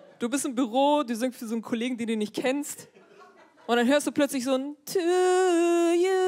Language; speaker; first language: German; early bilingual, other home language; Turkish